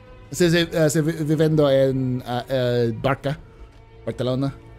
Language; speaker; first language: Spanish; non-native, learner; English